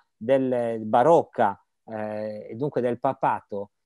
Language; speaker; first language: Italian; native; Italian